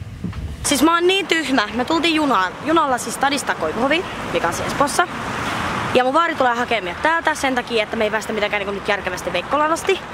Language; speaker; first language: Finnish; native; Finnish